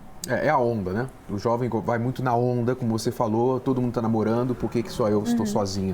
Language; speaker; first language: Portuguese; native; Portuguese